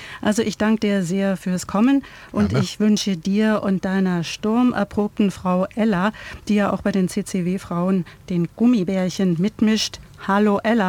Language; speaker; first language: German; native; German